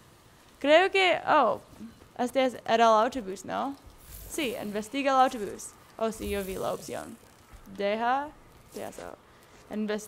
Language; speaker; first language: Spanish; non-native, learner; English